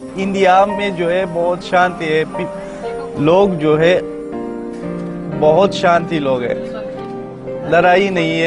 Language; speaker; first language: Hindi; non-native, fluent; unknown